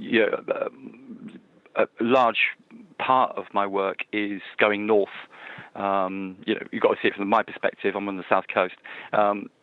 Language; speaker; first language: English; native; English